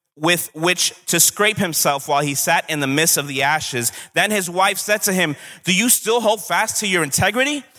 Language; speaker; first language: English; native; English